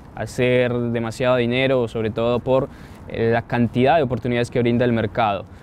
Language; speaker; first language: Spanish; native; Spanish